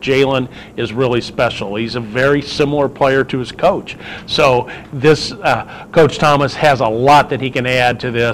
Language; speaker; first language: English; native; English